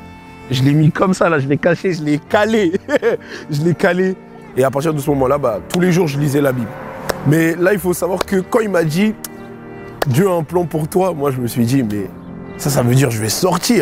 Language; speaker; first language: French; native; French